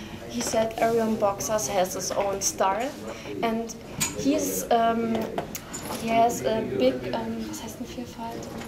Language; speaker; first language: English; non-native, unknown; German